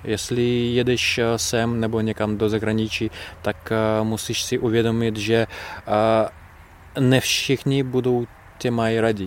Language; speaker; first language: Czech; non-native, fluent; Russian